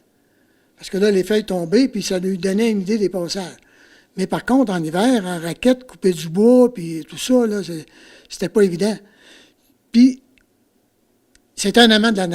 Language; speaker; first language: French; native; French